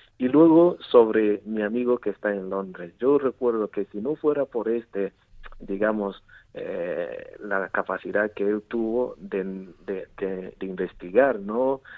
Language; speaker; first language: Spanish; non-native, fluent; Igbo